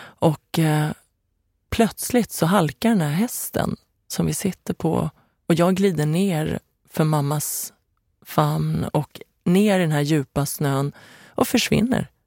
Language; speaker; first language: Swedish; early bilingual, other home language; Persian